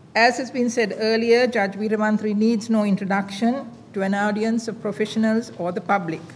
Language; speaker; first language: English; non-native, local second language; Sinhala